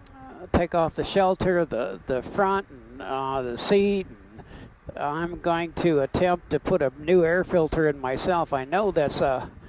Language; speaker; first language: English; native; English